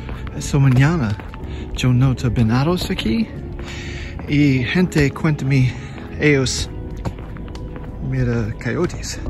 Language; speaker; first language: Spanish; non-native, learner; English